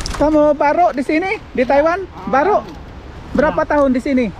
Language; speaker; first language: Indonesian; non-native, learner; Filipino